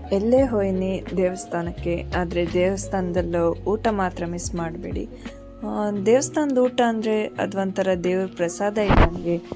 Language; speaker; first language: Kannada; non-native, local second language; Konkani